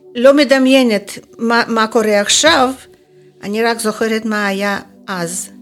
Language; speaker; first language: Hebrew; non-native, fluent; Ukrainian